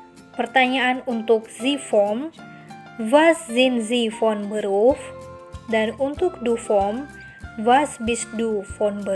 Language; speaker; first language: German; non-native, learner; Indonesian